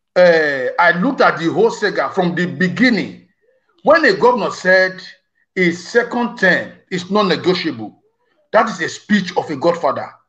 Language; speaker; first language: English; non-native, local second language; Bini